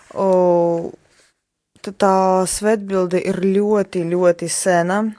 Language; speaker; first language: Latvian; non-native, fluent; Polish